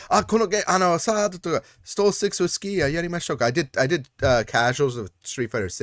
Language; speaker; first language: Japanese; non-native, learner; English